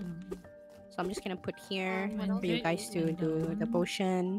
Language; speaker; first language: English; non-native, local second language; Malay